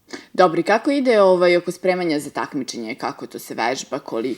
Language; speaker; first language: Serbian; native; Serbian